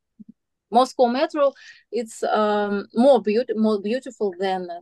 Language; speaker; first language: English; non-native, learner; Russian